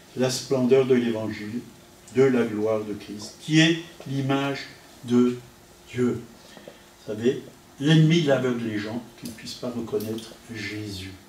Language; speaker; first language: French; non-native, fluent; Italian